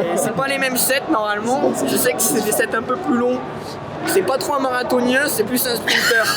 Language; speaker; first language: French; native; French